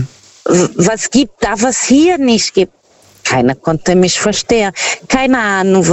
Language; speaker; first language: German; non-native, learner; Portuguese